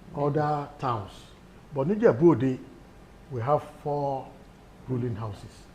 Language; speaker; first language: English; non-native, local second language; Yoruba